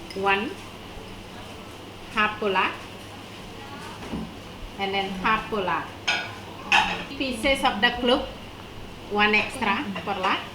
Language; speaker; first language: English; non-native, learner; Indonesian